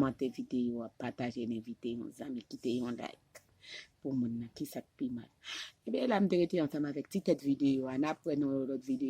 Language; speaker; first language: French; non-native, local second language; Haitian Creole